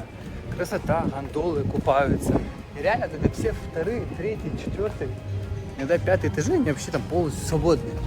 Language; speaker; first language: Russian; native; Russian